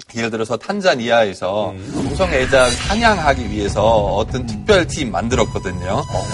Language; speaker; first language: Korean; non-native, fluent; German